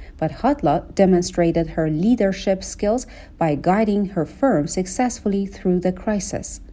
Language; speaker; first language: English; non-native, fluent; Persian